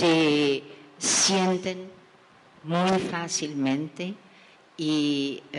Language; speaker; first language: Spanish; non-native, fluent; French